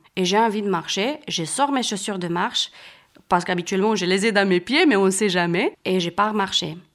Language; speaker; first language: French; non-native, fluent; Romanian